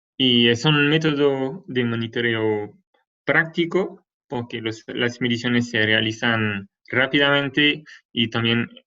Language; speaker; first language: Spanish; non-native, fluent; French